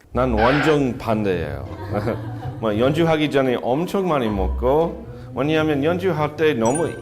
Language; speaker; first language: Korean; non-native, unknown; English